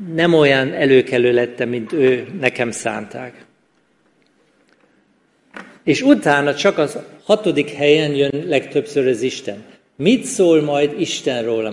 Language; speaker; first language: Hungarian; non-native, fluent; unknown